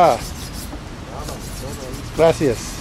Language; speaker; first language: Spanish; non-native, learner; English